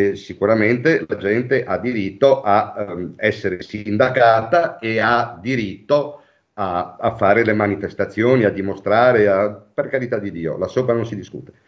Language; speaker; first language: Italian; native; Italian